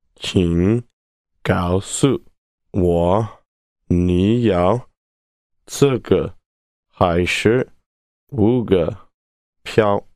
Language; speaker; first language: Chinese; non-native, learner; English